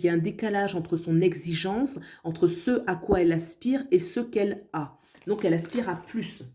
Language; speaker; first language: French; native; French